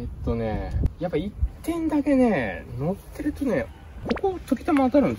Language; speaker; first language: Japanese; native; Japanese